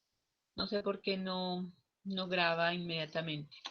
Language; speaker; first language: Spanish; native; Spanish